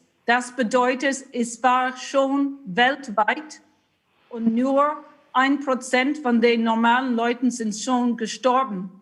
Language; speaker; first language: German; non-native, fluent; English